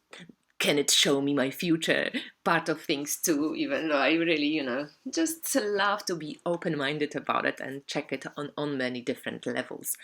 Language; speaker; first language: English; non-native, fluent; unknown